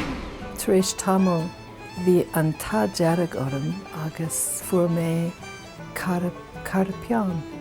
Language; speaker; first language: Irish; non-native, fluent; English